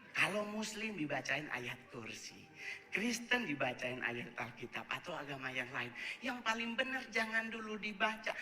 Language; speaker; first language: Indonesian; native; Indonesian